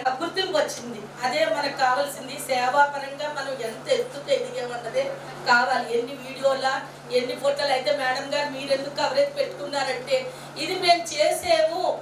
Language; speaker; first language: Telugu; native; Telugu